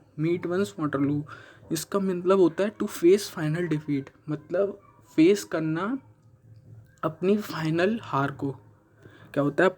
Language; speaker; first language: Hindi; native; Hindi